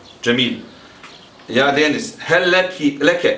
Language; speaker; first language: Arabic; non-native, fluent; Bosnian